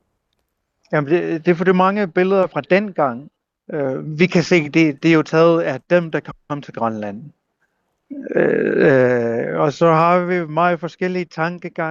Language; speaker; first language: Danish; non-native, local second language; Kalaallisut